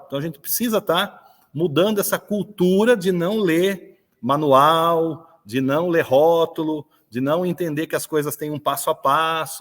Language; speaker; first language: Portuguese; native; Portuguese